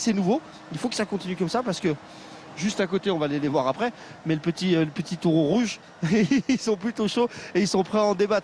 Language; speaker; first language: French; native; French